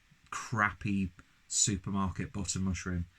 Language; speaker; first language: English; native; English